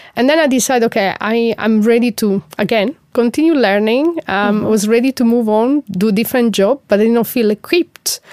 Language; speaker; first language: English; non-native, fluent; Italian